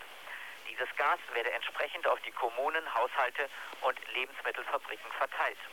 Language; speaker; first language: German; native; German